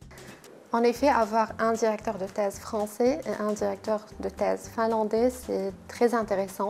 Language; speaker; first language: French; non-native, local second language; Arabic